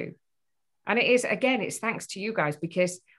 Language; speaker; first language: English; native; English